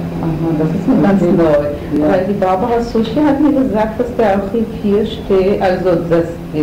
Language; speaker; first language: German; non-native, fluent; Hebrew